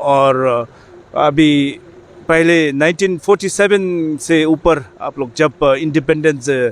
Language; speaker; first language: Hindi; non-native, fluent; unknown